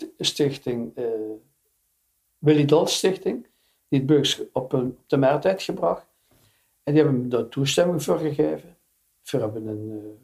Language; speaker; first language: Dutch; non-native, local second language; Limburgish